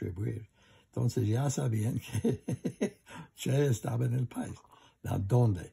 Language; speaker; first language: Spanish; non-native, learner; English